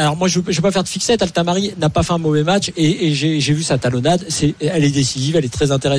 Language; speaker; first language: French; native; French